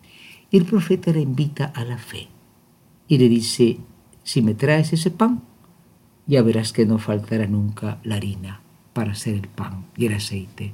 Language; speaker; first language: Spanish; native; Spanish